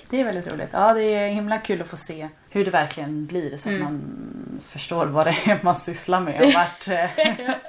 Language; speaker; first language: Swedish; native; Swedish